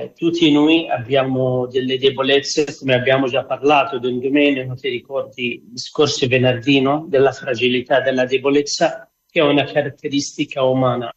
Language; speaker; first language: Italian; non-native, fluent; Arabic